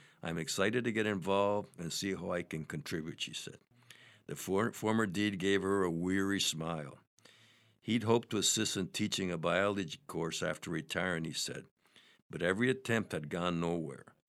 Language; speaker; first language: English; native; English